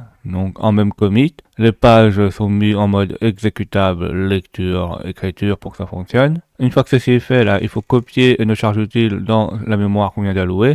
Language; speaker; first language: French; native; French